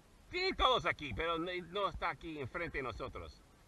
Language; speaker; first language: Spanish; non-native, learner; English